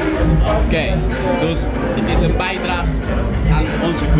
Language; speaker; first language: Dutch; non-native, fluent; Portuguese